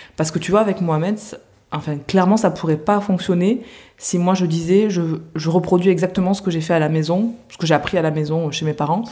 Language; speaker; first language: French; native; French